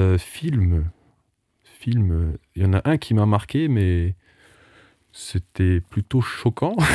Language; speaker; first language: French; non-native, local second language; Portuguese